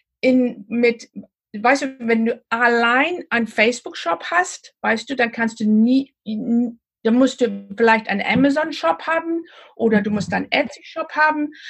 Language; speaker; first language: German; non-native, learner; English